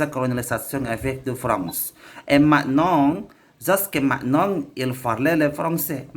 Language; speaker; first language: French; non-native, learner; Indonesian